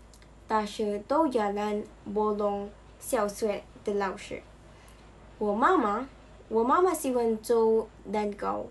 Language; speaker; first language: Chinese; non-native, learner; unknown